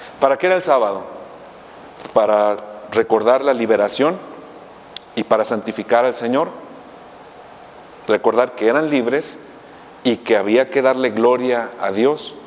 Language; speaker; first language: Spanish; native; Spanish